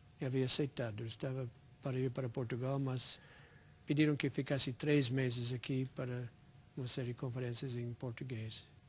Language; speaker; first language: Portuguese; non-native, fluent; English